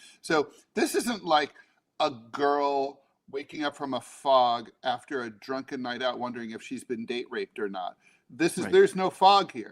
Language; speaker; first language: English; native; English